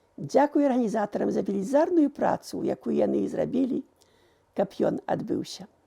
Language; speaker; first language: Belarusian; early bilingual, heritage; Belarusian